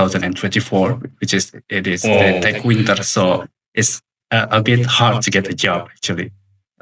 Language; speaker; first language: English; non-native, learner; Indonesian